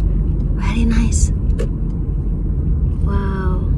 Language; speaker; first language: English; non-native, fluent; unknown